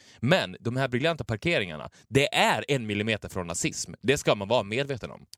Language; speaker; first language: Swedish; native; Swedish